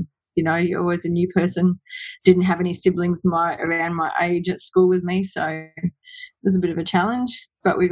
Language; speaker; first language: English; native; English